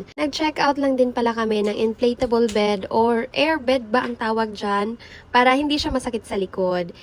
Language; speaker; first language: Filipino; native; Filipino